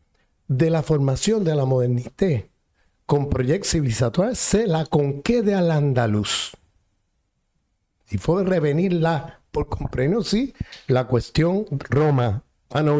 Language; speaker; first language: French; non-native, fluent; Spanish